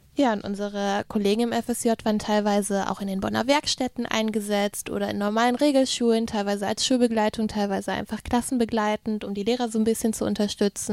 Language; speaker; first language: German; native; German